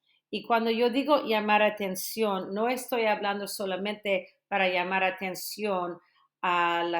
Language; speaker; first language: Spanish; non-native, fluent; English